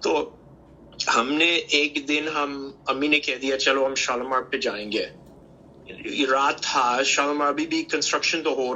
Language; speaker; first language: Hindi; early bilingual, heritage; Hindi